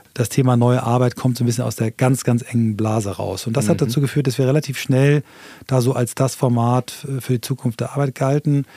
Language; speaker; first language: German; native; German